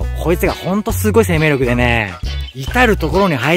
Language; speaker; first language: Japanese; native; Japanese